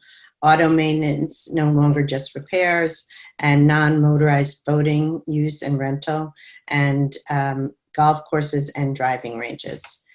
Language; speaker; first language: English; native; English